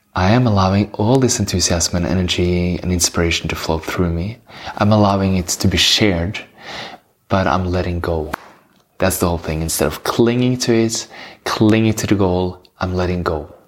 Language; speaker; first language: English; non-native, fluent; Norwegian